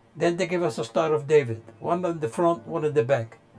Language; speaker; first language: English; non-native, fluent; Polish